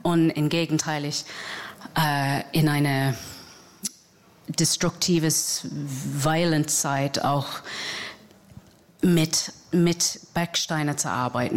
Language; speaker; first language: German; non-native, fluent; English